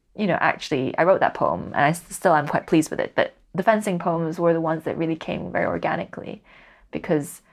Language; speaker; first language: English; non-native, local second language; Cantonese